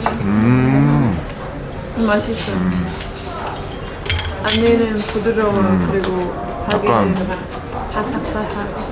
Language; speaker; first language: Korean; non-native, learner; Thai